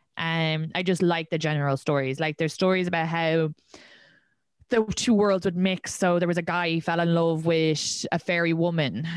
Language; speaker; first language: English; native; English